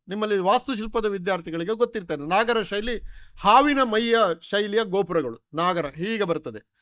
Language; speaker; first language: Kannada; non-native, local second language; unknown